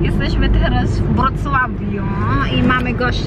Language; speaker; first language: Polish; non-native, learner; Filipino